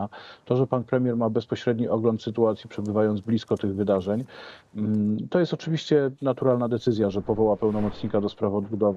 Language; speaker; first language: Polish; native; Polish